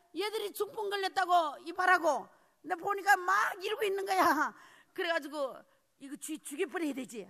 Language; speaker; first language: Korean; early bilingual, heritage; Korean